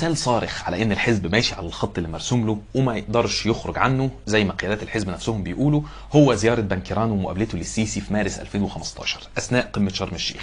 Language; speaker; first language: Arabic; native; Arabic